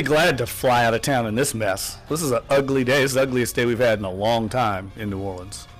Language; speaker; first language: English; native; English